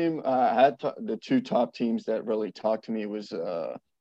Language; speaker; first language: English; non-native, fluent; French